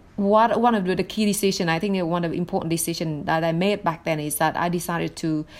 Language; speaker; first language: English; non-native, fluent; Vietnamese